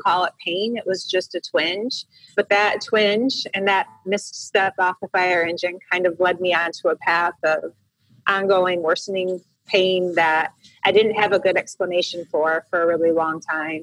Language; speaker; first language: English; native; English